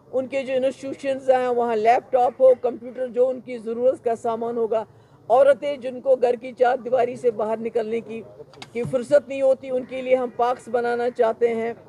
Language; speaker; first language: Urdu; non-native, local second language; Kashmiri